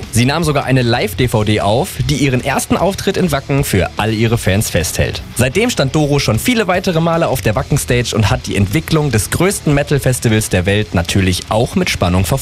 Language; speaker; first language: German; native; German